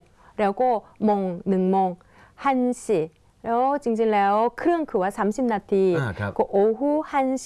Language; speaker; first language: Thai; non-native, fluent; Korean